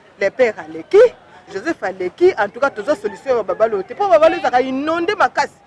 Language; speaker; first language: Lingala; native; Lingala